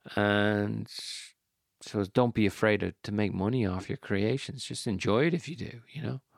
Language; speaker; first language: English; native; English